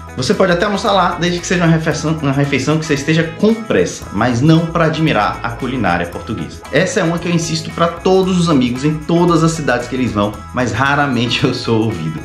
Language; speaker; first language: Portuguese; native; Portuguese